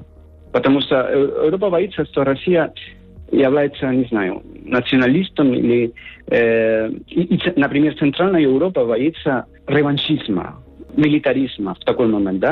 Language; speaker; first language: Russian; non-native, fluent; Spanish